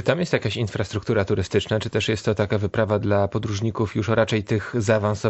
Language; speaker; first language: Polish; native; Polish